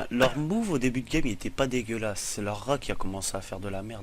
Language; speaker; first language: French; native; French